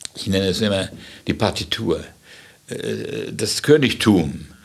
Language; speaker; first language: German; native; German